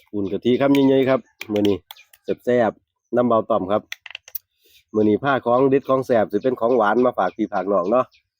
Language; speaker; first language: Thai; native; Thai